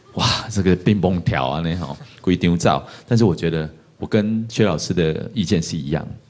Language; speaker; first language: Chinese; native; Chinese